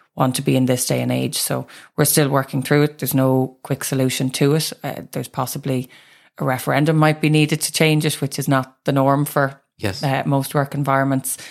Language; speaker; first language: English; native; English